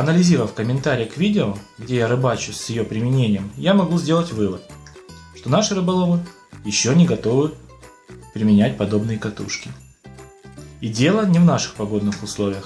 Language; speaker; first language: Russian; native; Russian